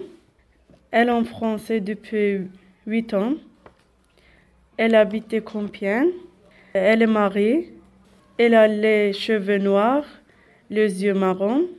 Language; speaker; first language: French; non-native, learner; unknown